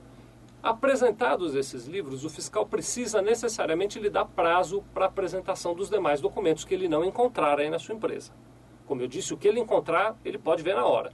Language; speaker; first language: Portuguese; native; Portuguese